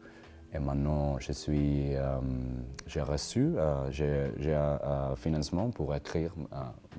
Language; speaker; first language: French; non-native, learner; Spanish